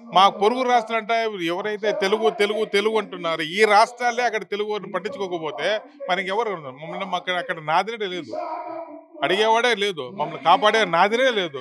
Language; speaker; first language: Telugu; native; Telugu